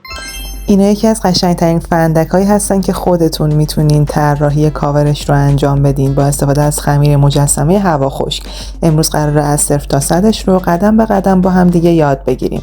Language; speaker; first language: Persian; native; Persian